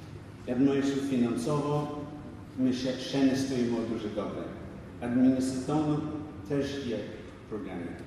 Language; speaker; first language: Ukrainian; early bilingual, other home language; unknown